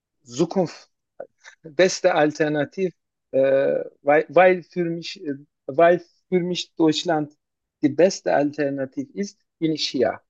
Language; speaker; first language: German; non-native, learner; Turkish